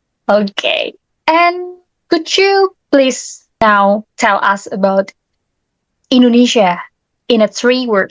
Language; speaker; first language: English; non-native, learner; Indonesian